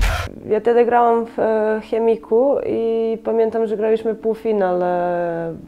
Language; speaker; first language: Polish; non-native, fluent; Serbian